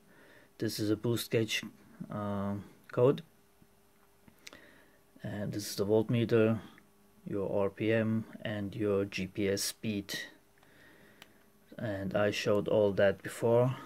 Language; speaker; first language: English; non-native, fluent; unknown